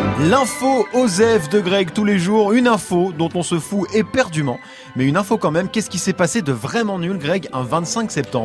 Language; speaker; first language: French; native; French